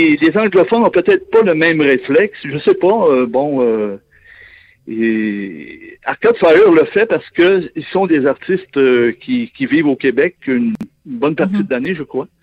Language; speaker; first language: French; native; French